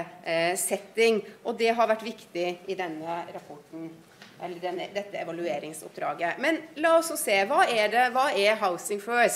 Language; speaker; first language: Norwegian; native; Norwegian